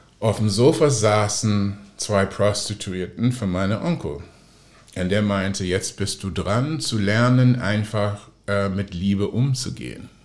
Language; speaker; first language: German; non-native, fluent; English